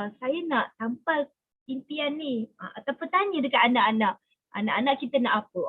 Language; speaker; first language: Malay; native; Malay